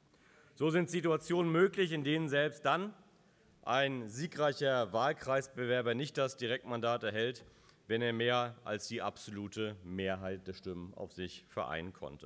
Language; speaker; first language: German; native; German